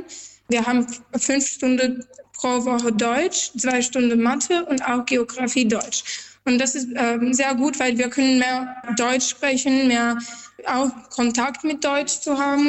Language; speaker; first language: German; non-native, learner; Albanian